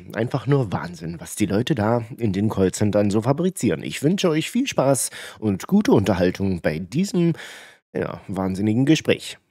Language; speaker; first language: German; native; German